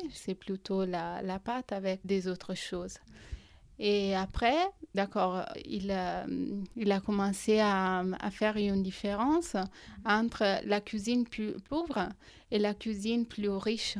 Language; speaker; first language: French; non-native, fluent; Italian